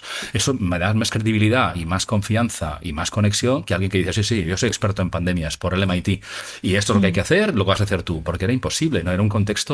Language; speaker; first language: Spanish; native; Spanish